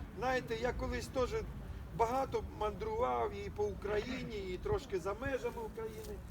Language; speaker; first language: Ukrainian; non-native, local second language; Russian